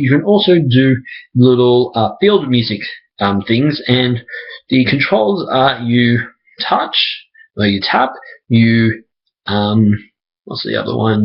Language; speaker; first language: English; native; English